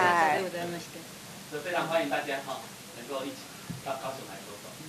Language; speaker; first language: Chinese; native; Chinese